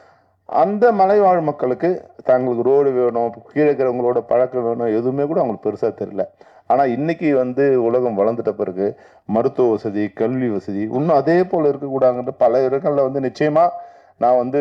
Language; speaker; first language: Tamil; native; Tamil